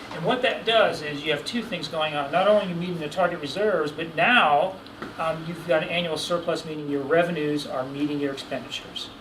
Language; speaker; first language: English; native; English